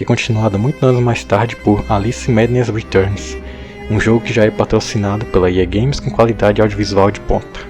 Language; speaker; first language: Portuguese; native; Portuguese